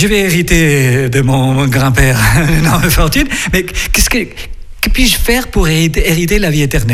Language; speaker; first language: French; non-native, fluent; Spanish